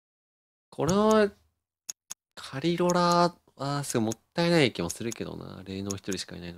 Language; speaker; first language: Japanese; native; Japanese